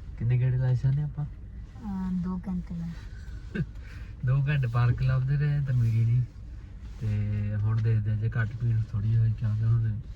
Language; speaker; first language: Punjabi; native; Punjabi